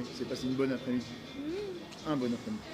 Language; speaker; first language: French; native; French